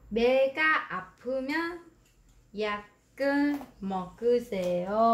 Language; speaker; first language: Korean; non-native, fluent; Vietnamese